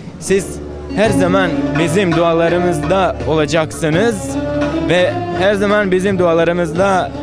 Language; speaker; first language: Turkish; non-native, learner; Bosnian